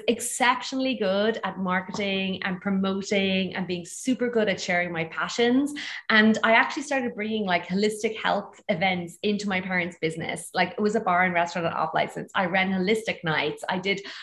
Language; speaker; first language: English; native; English